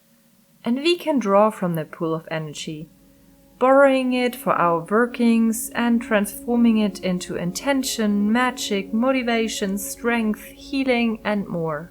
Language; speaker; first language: English; non-native, fluent; German